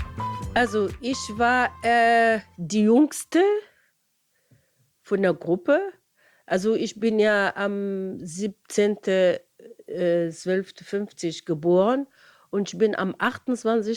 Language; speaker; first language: German; non-native, fluent; Arabic